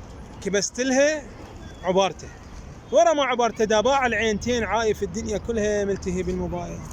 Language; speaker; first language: Arabic; native; Arabic